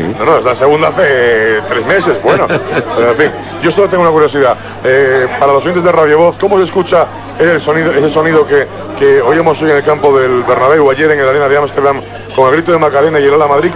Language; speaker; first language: Spanish; native; Spanish